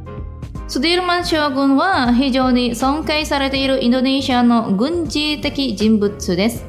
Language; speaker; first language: Japanese; non-native, fluent; Indonesian